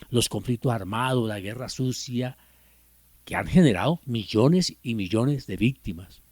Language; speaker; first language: Spanish; native; Spanish